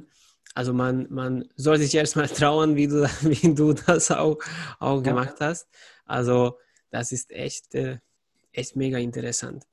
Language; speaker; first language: German; non-native, fluent; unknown